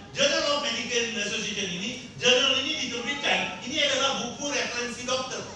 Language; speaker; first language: Indonesian; non-native, fluent; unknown